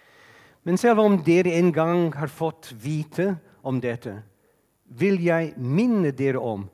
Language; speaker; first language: Norwegian; non-native, fluent; English